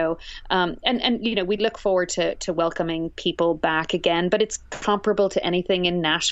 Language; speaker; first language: English; native; English